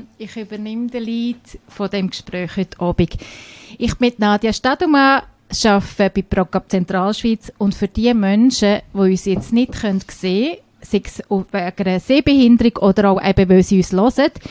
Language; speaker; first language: German; native; German